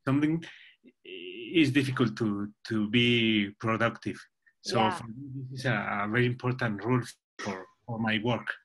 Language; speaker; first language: English; non-native, learner; Spanish